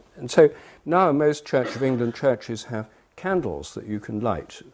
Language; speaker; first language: English; native; English